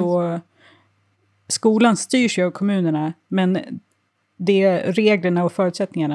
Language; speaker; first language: Swedish; native; Swedish